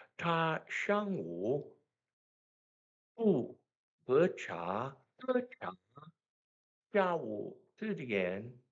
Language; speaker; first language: Chinese; non-native, learner; English